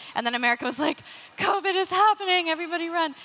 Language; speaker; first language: English; native; English